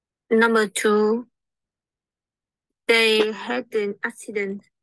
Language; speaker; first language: English; non-native, learner; Vietnamese